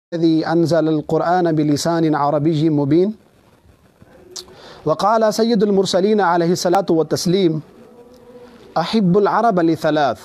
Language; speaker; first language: Arabic; non-native, fluent; Urdu